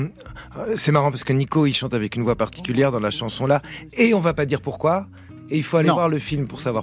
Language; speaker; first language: French; native; French